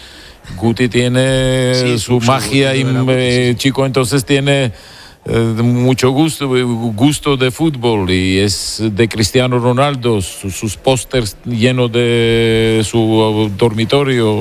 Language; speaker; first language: Spanish; non-native, fluent; Georgian